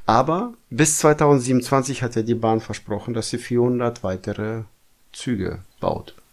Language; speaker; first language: German; non-native, fluent; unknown